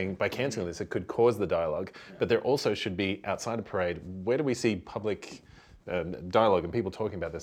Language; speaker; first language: English; native; English